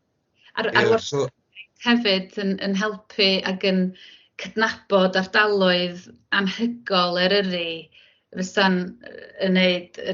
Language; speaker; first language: Welsh; native; Welsh